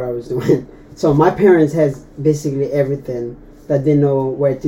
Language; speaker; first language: English; non-native, fluent; Tetum